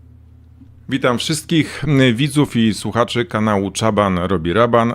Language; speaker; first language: Polish; native; Polish